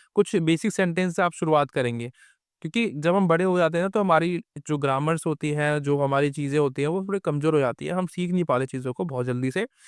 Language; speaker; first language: Hindi; native; Hindi